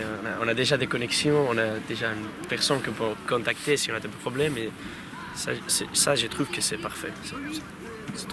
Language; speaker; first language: French; non-native, learner; Spanish